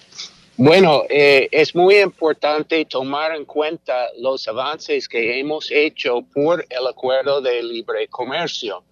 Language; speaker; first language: Spanish; non-native, fluent; English